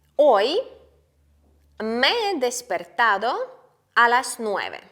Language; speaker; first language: Spanish; non-native, fluent; Ukrainian